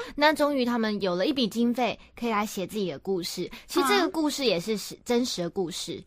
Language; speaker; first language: Chinese; native; Chinese